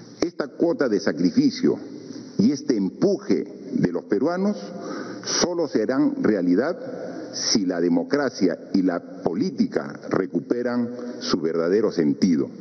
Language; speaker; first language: Spanish; native; Spanish